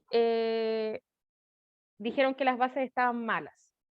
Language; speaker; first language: Spanish; native; Spanish